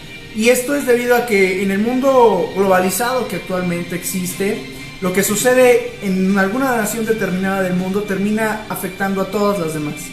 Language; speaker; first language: Spanish; native; Spanish